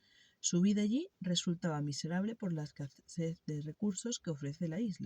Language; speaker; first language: Spanish; native; Spanish